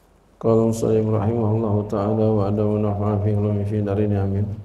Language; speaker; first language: Arabic; non-native, fluent; Indonesian